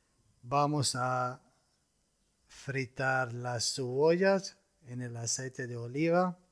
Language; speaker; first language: Spanish; non-native, fluent; Arabic